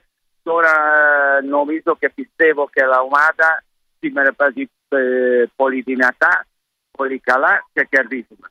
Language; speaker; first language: Greek; non-native, learner; Hungarian